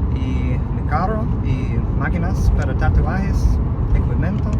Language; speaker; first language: Spanish; non-native, learner; English